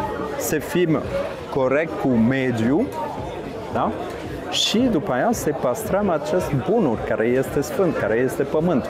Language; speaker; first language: Romanian; non-native, fluent; French